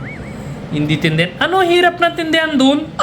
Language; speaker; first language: Filipino; non-native, learner; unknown